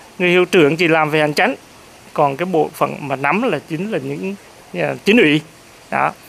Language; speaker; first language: Vietnamese; native; Vietnamese